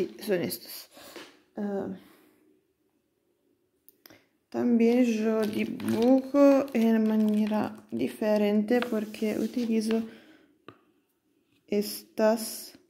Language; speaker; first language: Spanish; non-native, learner; Italian